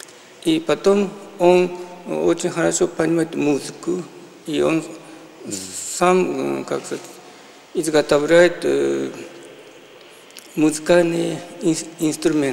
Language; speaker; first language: Russian; non-native, fluent; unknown